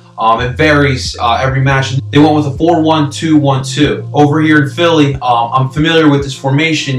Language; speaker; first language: English; native; English